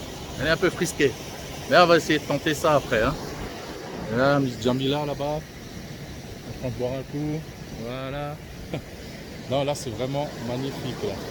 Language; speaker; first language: French; native; French